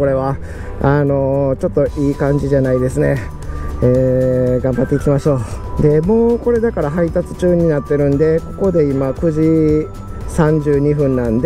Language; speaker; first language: Japanese; native; Japanese